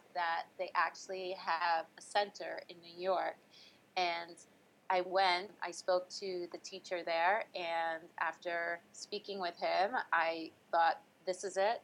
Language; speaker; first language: English; native; English